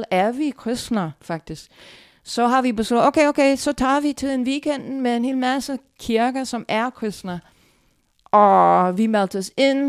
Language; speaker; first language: Danish; non-native, fluent; English